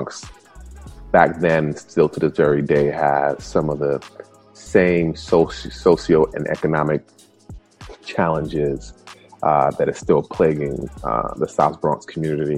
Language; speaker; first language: English; early bilingual, other home language; Spanish